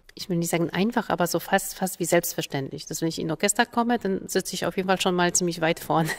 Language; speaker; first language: German; non-native, fluent; Polish